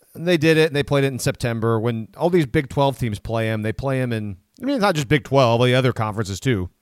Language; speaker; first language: English; native; English